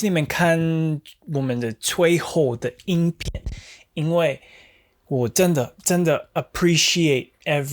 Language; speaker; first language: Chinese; non-native, learner; English